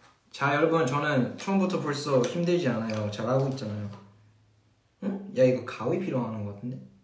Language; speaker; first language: Korean; early bilingual, heritage; Korean